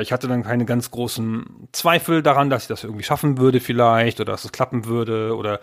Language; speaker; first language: German; native; German